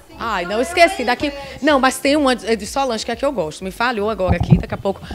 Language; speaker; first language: Portuguese; native; Portuguese